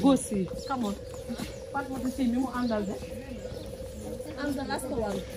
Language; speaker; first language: English; non-native, learner; Wolof